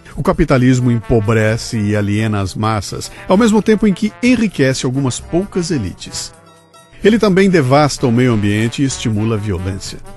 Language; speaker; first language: Portuguese; native; Portuguese